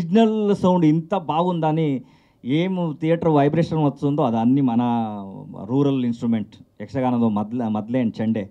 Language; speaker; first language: Telugu; non-native, learner; Kannada